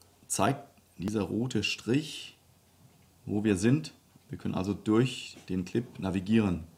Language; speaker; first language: German; non-native, fluent; Danish